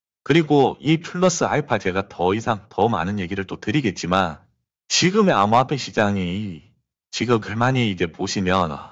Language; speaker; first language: Korean; native; Korean